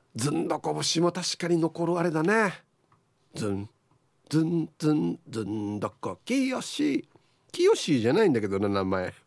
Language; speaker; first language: Japanese; native; Japanese